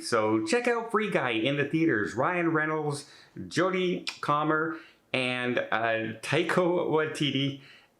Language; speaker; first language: English; native; English